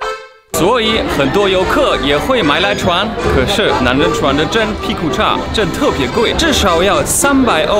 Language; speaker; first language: Chinese; non-native, fluent; German